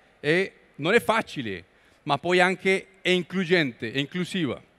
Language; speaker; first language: Italian; non-native, learner; Spanish